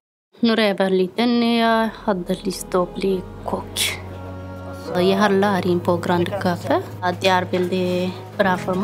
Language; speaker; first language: Norwegian; non-native, learner; Tigrinya